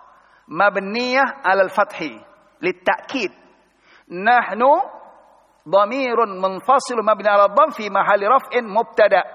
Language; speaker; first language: Arabic; non-native, fluent; Indonesian